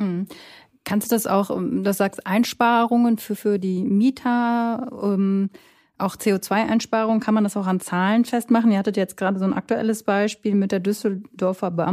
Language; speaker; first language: German; native; German